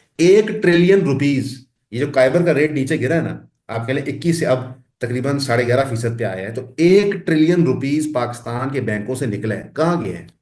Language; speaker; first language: Urdu; non-native, local second language; Punjabi